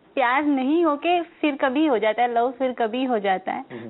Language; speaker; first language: Hindi; non-native, local second language; Gujarati